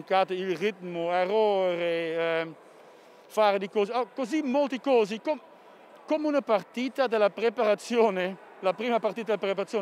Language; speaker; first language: Italian; non-native, fluent; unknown